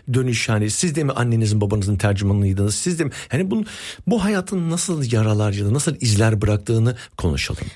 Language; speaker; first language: Turkish; early bilingual, heritage; Turkish